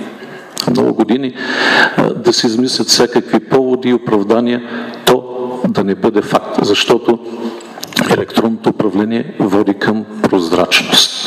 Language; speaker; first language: Bulgarian; native; Bulgarian